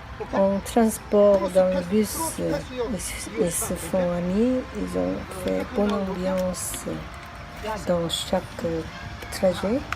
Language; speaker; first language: French; non-native, fluent; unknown